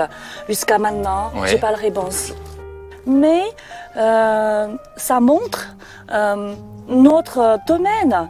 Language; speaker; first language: French; non-native, fluent; Chinese